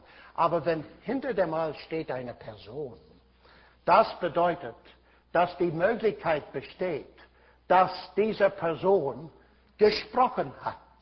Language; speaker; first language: German; non-native, fluent; English